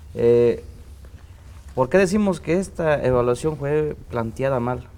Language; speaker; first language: Spanish; non-native, local second language; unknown